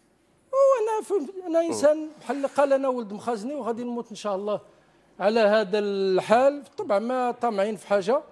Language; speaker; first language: Arabic; native; Arabic